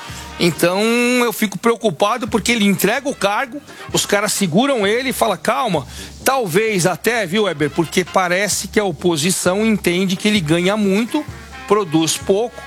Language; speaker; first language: Portuguese; native; Portuguese